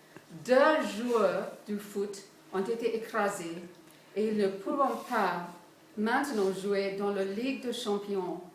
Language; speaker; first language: French; non-native, fluent; English